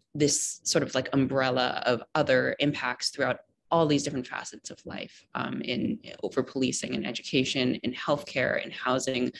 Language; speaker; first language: English; native; English